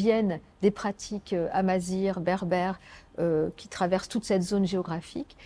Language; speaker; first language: French; native; French